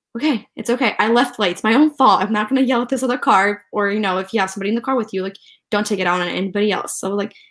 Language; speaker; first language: English; early bilingual, other home language; Ukrainian